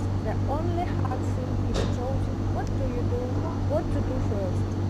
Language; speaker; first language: English; non-native, learner; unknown